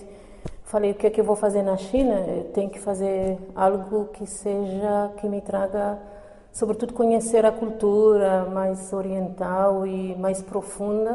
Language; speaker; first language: Portuguese; non-native, local second language; Kabuverdianu